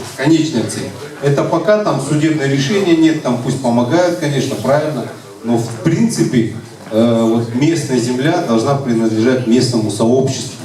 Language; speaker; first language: Russian; non-native, local second language; Kazakh